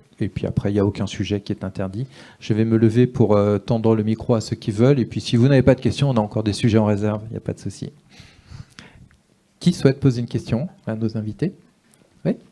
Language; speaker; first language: French; native; French